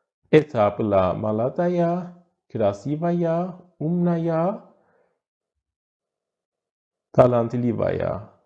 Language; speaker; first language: Russian; non-native, fluent; Persian